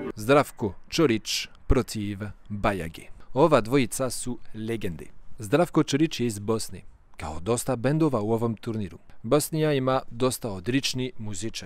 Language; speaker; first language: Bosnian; non-native, fluent; French